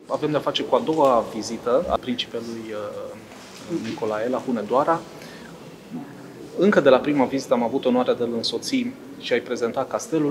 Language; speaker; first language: Romanian; native; Romanian